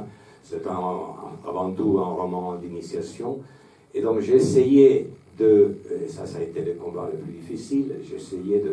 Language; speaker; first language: French; non-native, fluent; Italian